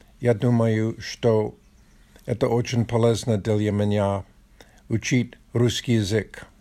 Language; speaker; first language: Russian; non-native, learner; Polish